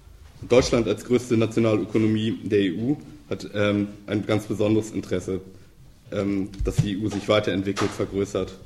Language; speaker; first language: German; native; German